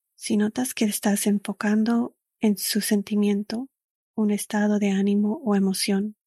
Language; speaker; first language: Spanish; early bilingual, other home language; English